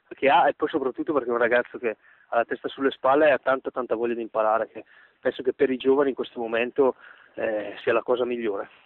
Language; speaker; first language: Italian; native; Italian